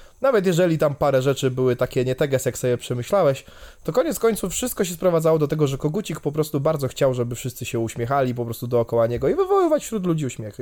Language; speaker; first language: Polish; native; Polish